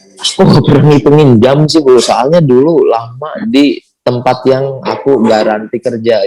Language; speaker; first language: Indonesian; native; Indonesian